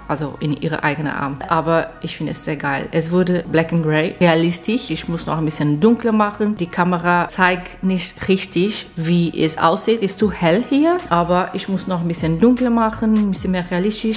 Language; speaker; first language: German; non-native, fluent; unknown